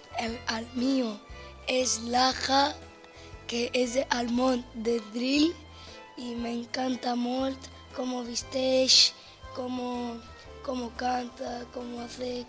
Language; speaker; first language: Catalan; non-native, local second language; Spanish